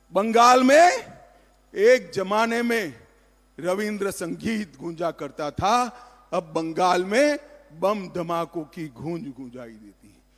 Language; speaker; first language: Hindi; non-native, local second language; Gujarati